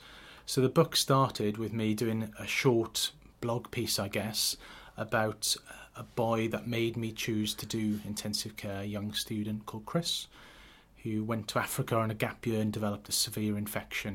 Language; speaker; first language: English; native; English